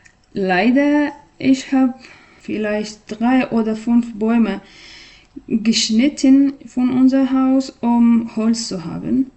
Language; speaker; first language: German; non-native, fluent; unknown